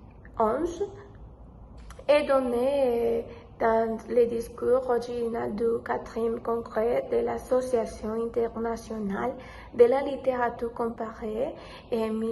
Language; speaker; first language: French; non-native, learner; Spanish